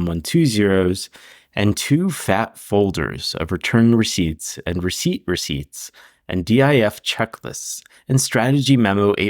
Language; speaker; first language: English; native; English